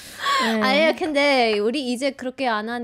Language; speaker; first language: Korean; non-native, fluent; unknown